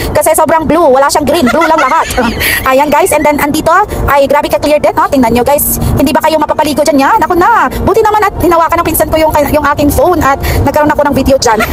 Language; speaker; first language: Filipino; non-native, local second language; Cebuano